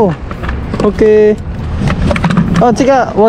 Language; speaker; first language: Chinese; non-native, learner; Filipino